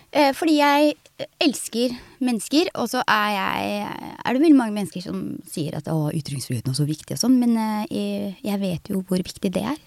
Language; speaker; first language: Norwegian; early bilingual, other home language; Somali